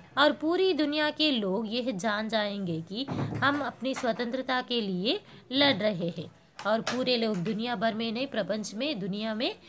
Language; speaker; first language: Hindi; non-native, local second language; Telugu